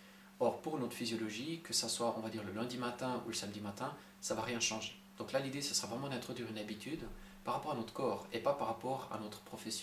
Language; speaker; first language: French; native; French